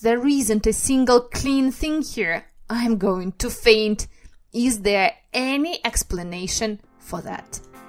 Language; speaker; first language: English; non-native, fluent; Russian